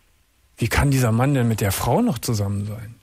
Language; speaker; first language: German; native; German